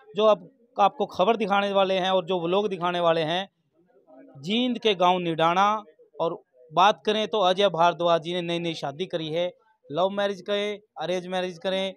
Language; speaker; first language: Hindi; native; Hindi